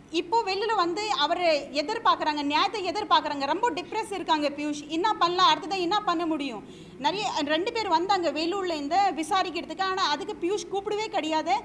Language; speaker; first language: Tamil; non-native, local second language; Hindi